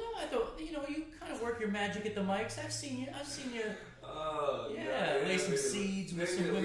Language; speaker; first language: English; native; English